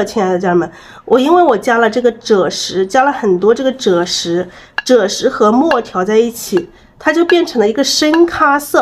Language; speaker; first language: Chinese; native; Chinese